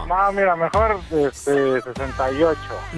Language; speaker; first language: Spanish; native; Spanish